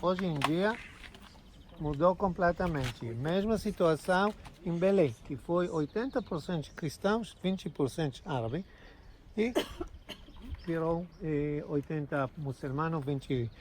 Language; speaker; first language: Portuguese; non-native, fluent; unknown